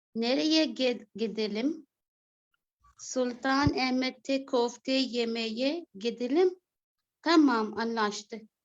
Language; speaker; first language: Turkish; non-native, learner; Urdu